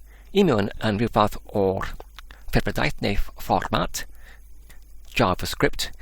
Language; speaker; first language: Welsh; non-native, fluent; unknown